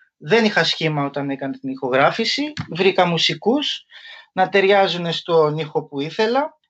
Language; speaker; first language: Greek; early bilingual, other home language; French